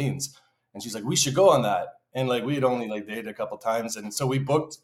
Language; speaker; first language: English; native; English